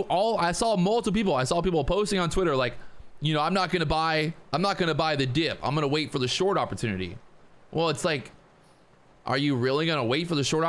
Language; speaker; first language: English; native; English